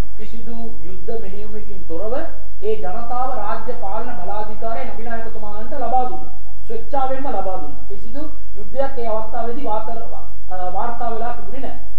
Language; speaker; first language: Sinhala; non-native, local second language; Tamil